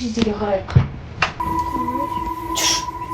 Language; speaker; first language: Kazakh; native; Kazakh